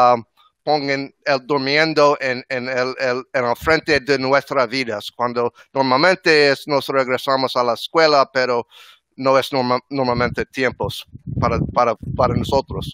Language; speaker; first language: Spanish; non-native, learner; English